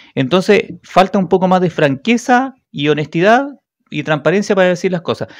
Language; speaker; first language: Spanish; native; Spanish